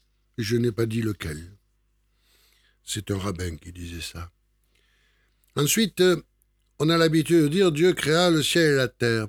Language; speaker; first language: French; native; French